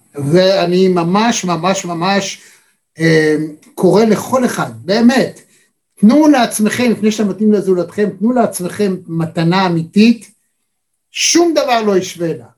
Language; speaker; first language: Hebrew; native; Hebrew